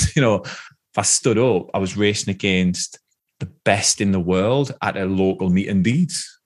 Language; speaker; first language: English; native; English